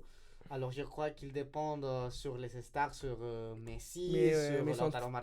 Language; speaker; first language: French; non-native, learner; Spanish